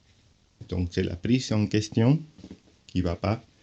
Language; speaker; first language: French; non-native, fluent; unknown